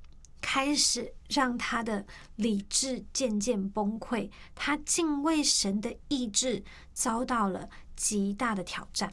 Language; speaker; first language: Chinese; native; Chinese